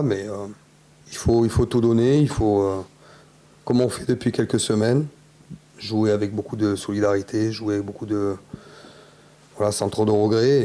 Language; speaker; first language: French; native; French